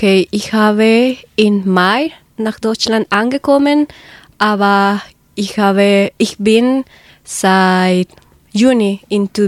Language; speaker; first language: German; non-native, learner; Spanish